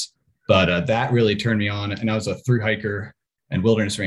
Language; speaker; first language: English; native; English